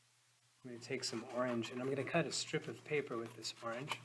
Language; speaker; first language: English; native; English